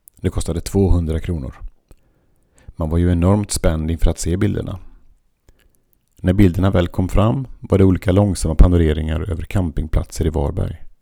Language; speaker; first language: Swedish; native; Swedish